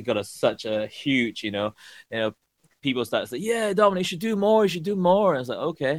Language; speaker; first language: English; native; English